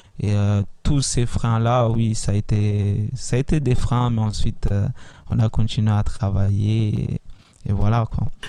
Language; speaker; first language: French; early bilingual, other home language; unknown